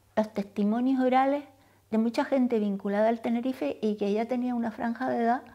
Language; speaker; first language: Spanish; native; Spanish